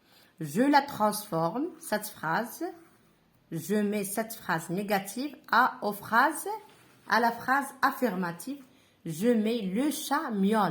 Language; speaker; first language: French; non-native, local second language; Arabic